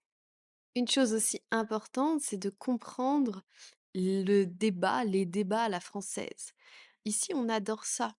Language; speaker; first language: French; native; French